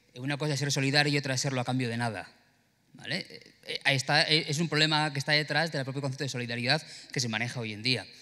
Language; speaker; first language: Spanish; native; Spanish